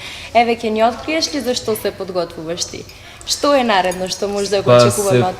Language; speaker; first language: Macedonian; native; Macedonian